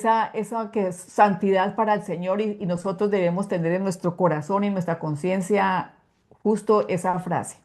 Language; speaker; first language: Spanish; native; Spanish